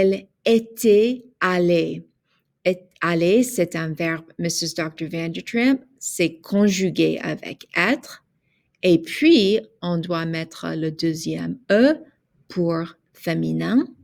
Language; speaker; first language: French; non-native, fluent; English